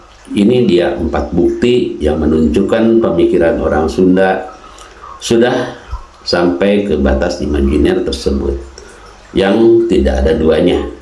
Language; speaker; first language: Indonesian; non-native, local second language; Sundanese